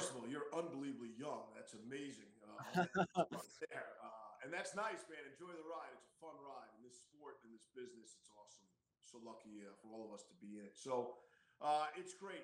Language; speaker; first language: English; native; English